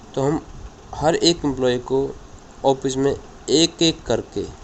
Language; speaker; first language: Hindi; native; Hindi